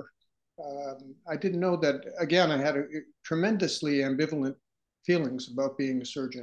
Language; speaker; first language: English; native; English